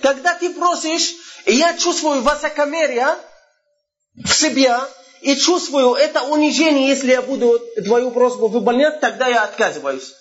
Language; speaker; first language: Russian; non-native, fluent; Arabic